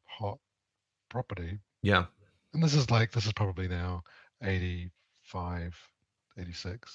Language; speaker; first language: English; native; English